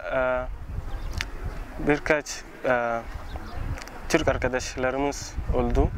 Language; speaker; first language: Turkish; non-native, learner; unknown